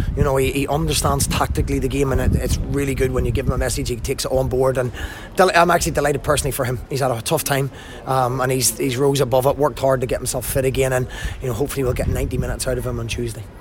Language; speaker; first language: English; native; English